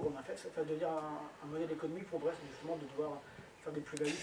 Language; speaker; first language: French; native; French